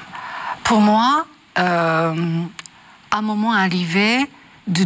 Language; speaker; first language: French; non-native, learner; Japanese